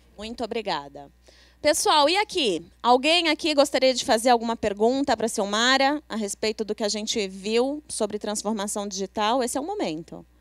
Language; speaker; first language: Portuguese; native; Portuguese